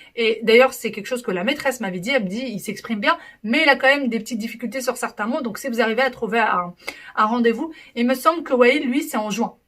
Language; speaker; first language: French; early bilingual, other home language; Arabic